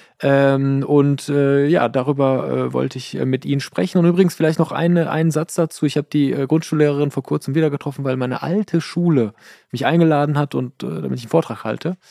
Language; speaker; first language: German; early bilingual, other home language; Persian